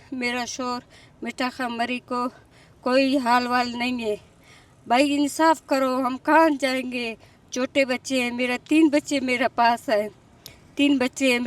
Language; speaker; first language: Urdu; non-native, local second language; Baluchi